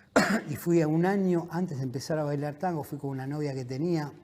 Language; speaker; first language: Spanish; native; Spanish